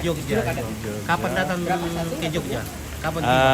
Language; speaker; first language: Indonesian; native; Indonesian